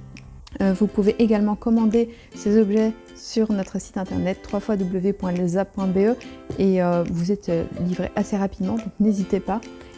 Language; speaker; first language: French; native; French